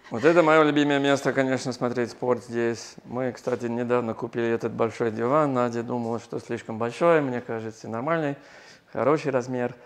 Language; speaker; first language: Russian; non-native, fluent; English